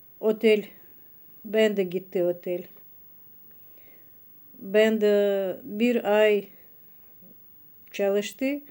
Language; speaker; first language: Turkish; non-native, learner; Russian